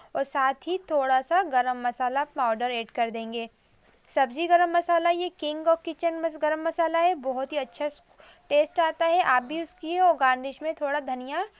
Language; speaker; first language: Hindi; native; Hindi